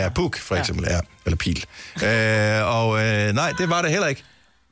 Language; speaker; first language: Danish; native; Danish